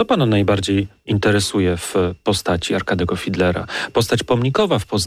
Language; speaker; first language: Polish; native; Polish